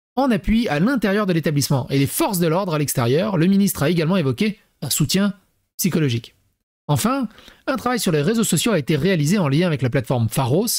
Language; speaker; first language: French; native; French